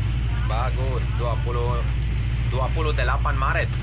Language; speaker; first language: Indonesian; non-native, learner; Romanian